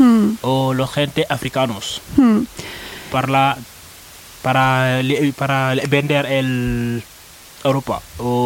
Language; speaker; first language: Spanish; non-native, learner; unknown